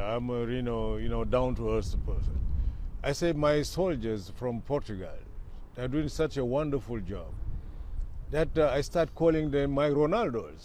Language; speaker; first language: English; non-native, fluent; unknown